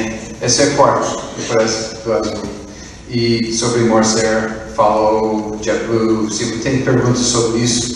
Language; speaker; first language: Portuguese; non-native, fluent; English